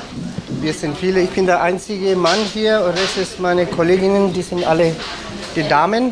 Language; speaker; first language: German; non-native, fluent; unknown